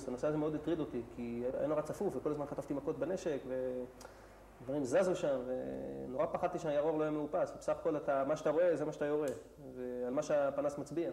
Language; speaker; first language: Hebrew; native; Hebrew